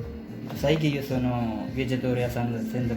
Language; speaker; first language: Italian; non-native, learner; Urdu